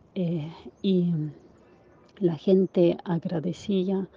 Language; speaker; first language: Spanish; non-native, fluent; Ukrainian